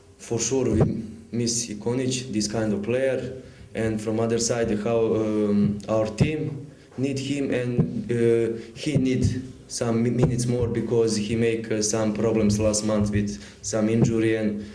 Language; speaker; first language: English; non-native, learner; Serbian